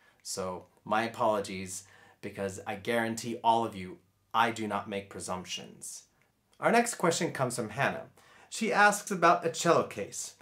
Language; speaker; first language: English; native; English